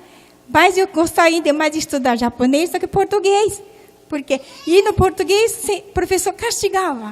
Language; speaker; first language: Portuguese; non-native, local second language; Japanese